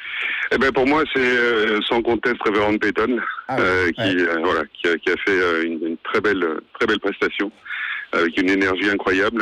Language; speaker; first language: French; native; French